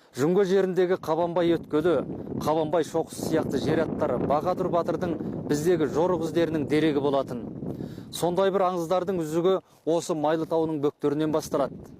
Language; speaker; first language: Kazakh; native; Kazakh